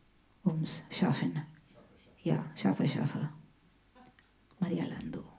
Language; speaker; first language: German; non-native, fluent; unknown